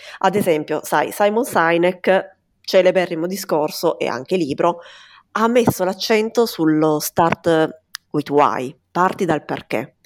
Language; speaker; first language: Italian; native; Italian